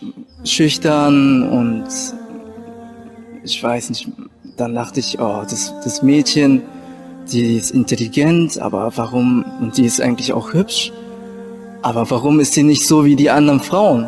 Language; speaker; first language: German; early bilingual, other home language; Japanese